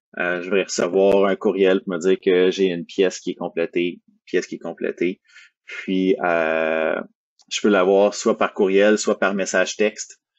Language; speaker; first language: French; native; French